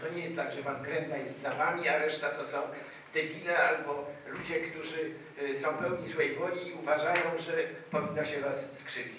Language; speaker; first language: Polish; native; Polish